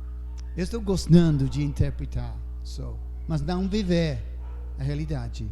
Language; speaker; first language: Portuguese; non-native, fluent; English